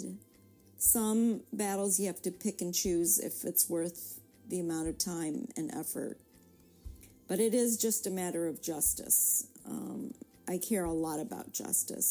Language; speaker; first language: English; native; English